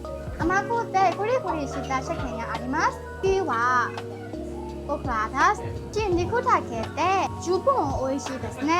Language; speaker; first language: Japanese; non-native, learner; Burmese